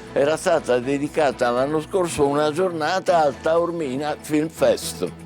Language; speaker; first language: Italian; native; Italian